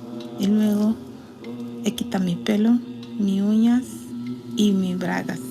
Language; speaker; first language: Spanish; non-native, learner; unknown